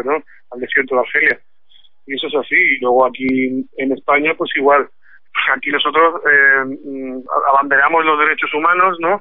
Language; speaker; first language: Spanish; native; Spanish